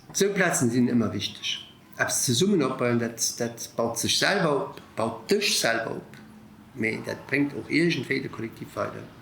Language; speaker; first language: Luxembourgish; early bilingual, other home language; Italian